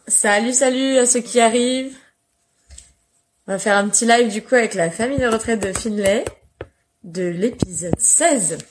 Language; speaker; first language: French; native; French